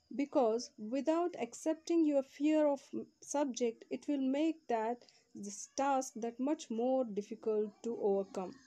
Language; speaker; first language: English; non-native, local second language; Kannada